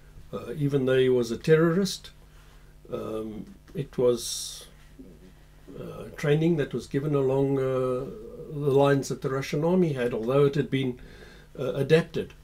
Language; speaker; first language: English; native; English